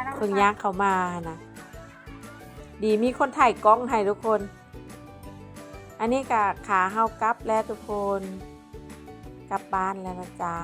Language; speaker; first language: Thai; non-native, local second language; Lao